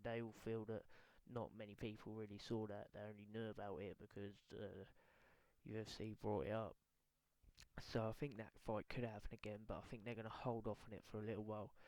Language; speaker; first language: English; native; English